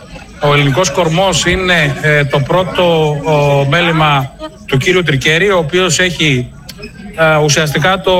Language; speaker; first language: Greek; native; Greek